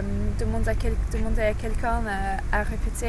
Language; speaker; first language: French; non-native, learner; English